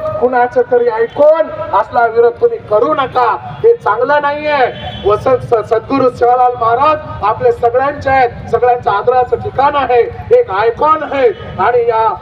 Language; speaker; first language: Marathi; non-native, local second language; Lambadi